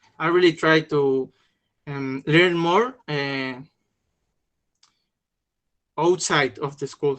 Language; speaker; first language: English; non-native, learner; Spanish